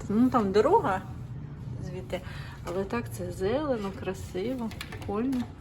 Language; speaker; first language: Ukrainian; native; Ukrainian